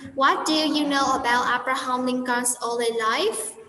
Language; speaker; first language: English; non-native, fluent; Vietnamese